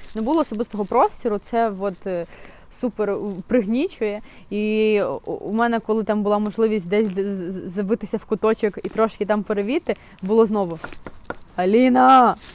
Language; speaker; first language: Ukrainian; non-native, local second language; Russian